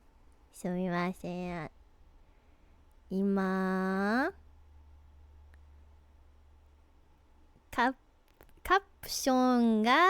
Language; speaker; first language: Japanese; non-native, learner; English